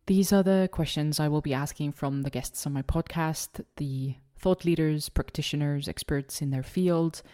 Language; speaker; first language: English; non-native, fluent; Estonian